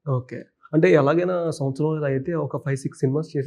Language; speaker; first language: Telugu; native; Telugu